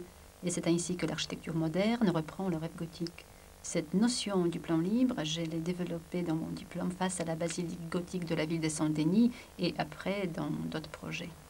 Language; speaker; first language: French; non-native, fluent; Polish